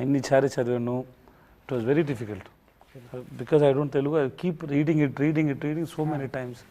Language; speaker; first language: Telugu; non-native, learner; Tamil